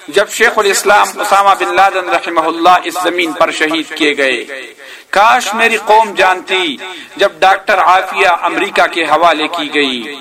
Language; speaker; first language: Urdu; non-native, local second language; Pashto